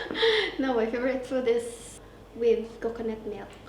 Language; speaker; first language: English; non-native, local second language; Cebuano